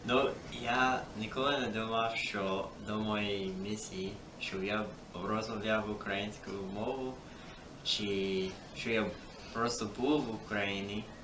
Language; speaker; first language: Ukrainian; non-native, fluent; English